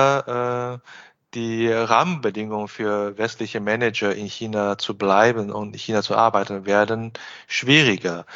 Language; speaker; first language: German; non-native, fluent; Chinese